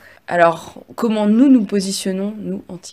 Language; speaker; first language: French; native; French